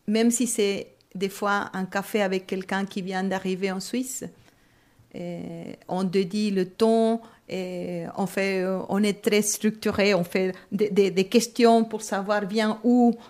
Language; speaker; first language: French; non-native, fluent; Spanish